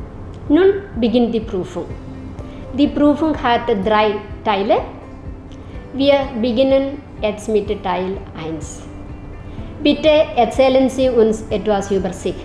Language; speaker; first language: German; non-native, fluent; Malayalam